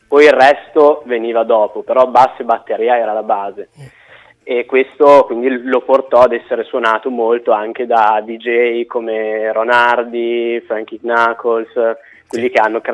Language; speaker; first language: Italian; native; Italian